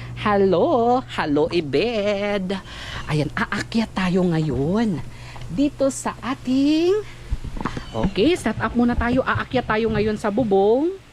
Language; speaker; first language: Filipino; non-native, local second language; Cebuano